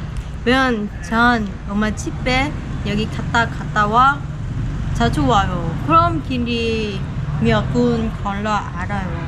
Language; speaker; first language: Korean; non-native, learner; Vietnamese